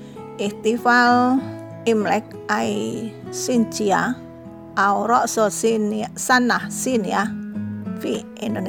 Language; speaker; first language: Arabic; non-native, fluent; Indonesian